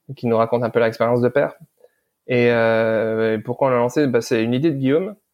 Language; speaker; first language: French; early bilingual, other home language; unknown